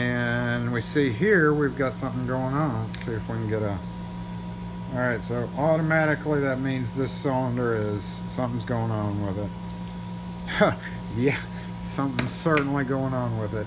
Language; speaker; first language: English; native; English